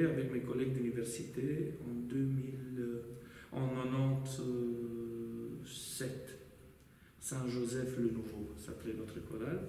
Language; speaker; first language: French; non-native, fluent; Romanian